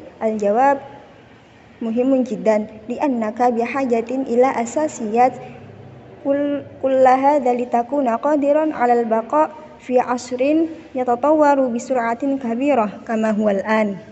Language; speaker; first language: Arabic; non-native, learner; Indonesian